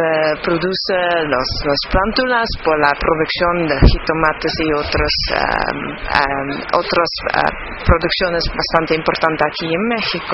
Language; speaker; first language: Spanish; non-native, fluent; Dutch